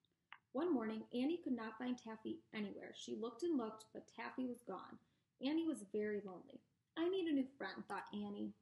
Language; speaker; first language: English; native; English